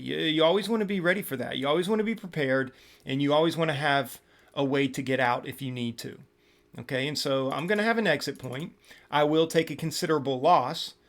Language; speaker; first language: English; native; English